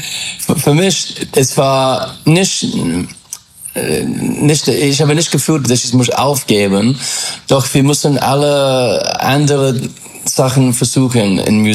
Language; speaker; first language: German; non-native, fluent; English